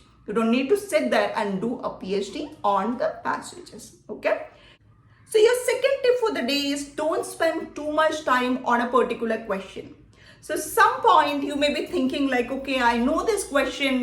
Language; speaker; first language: English; non-native, local second language; Malayalam